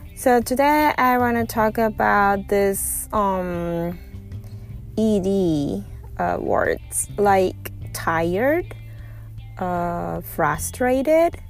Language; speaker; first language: English; non-native, fluent; Japanese